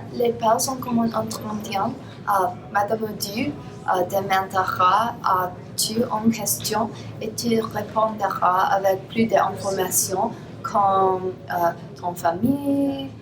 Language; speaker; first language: French; non-native, learner; English